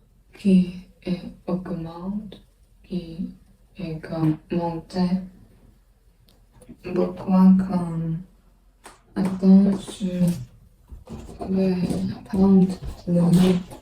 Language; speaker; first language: French; non-native, learner; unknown